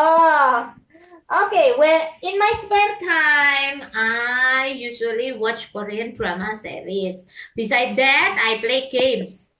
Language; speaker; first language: English; non-native, learner; Indonesian